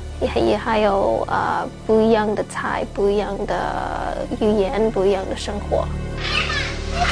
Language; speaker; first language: Chinese; non-native, learner; English